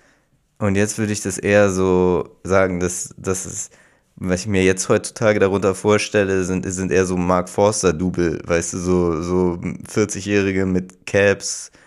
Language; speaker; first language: German; native; German